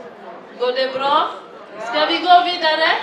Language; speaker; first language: Swedish; non-native, fluent; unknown